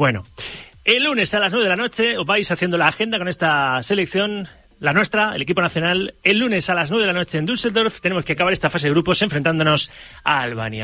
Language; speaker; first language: Spanish; native; Spanish